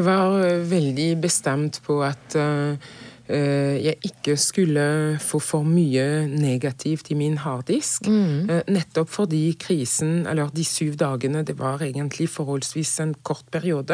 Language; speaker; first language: Norwegian; non-native, fluent; French